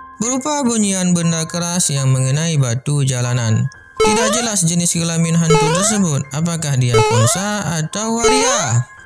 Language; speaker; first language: Malay; non-native, local second language; Achinese